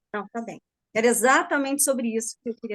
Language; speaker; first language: Portuguese; native; Portuguese